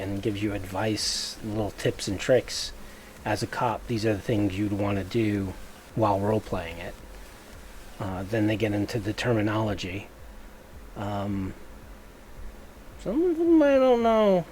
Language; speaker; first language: English; native; English